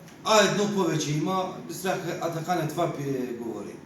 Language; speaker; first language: Bulgarian; non-native, learner; Turkish